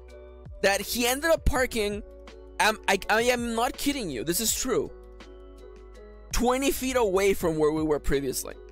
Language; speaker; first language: English; native; English